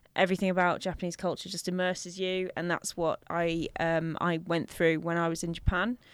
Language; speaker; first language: English; native; English